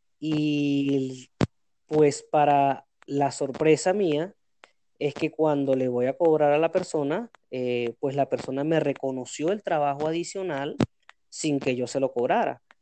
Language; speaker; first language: Spanish; native; Spanish